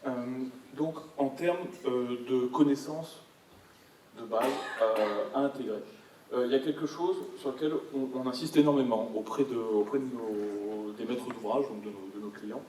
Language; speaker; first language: French; native; French